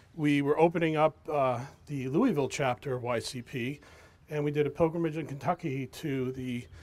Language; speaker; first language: English; native; English